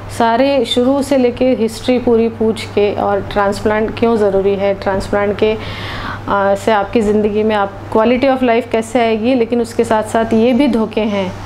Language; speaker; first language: Hindi; non-native, local second language; Marathi